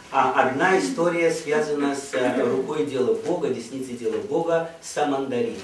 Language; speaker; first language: Russian; native; Russian